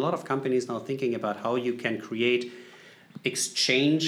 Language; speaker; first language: English; non-native, fluent; German